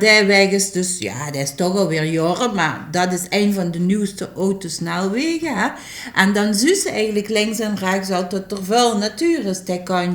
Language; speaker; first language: Dutch; native; Dutch